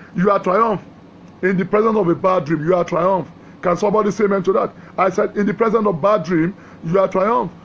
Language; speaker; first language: English; non-native, local second language; Yoruba